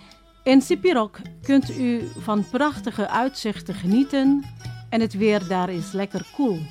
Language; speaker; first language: Dutch; non-native, fluent; Indonesian